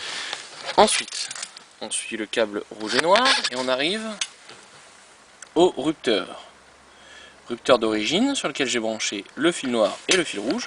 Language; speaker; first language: French; native; French